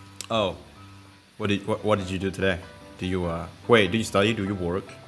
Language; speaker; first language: English; non-native, fluent; Indonesian